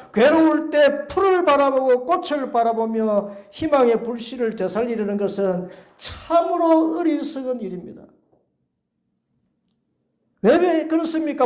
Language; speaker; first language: Korean; native; Korean